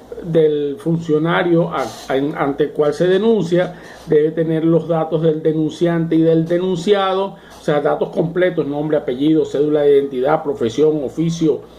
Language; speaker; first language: Spanish; native; Spanish